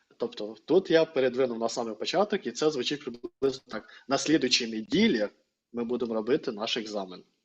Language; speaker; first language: Ukrainian; non-native, local second language; Russian